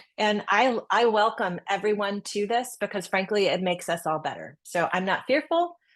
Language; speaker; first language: English; native; English